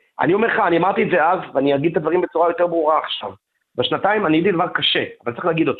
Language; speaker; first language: Hebrew; native; Hebrew